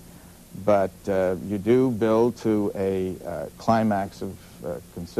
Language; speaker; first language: English; native; English